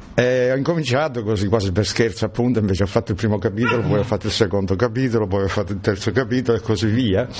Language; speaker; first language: Italian; native; Italian